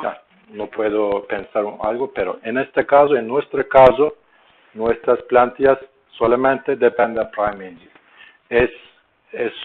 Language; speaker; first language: Spanish; non-native, learner; Turkish